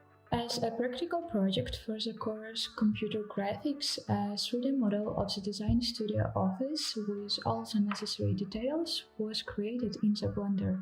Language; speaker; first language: English; non-native, fluent; Ukrainian